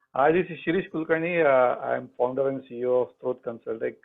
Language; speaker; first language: English; non-native, local second language; Marathi